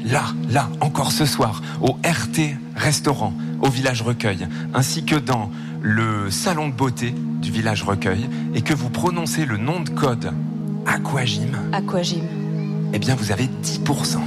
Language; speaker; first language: French; native; French